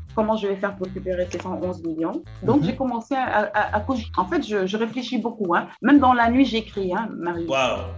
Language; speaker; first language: French; non-native, local second language; Wolof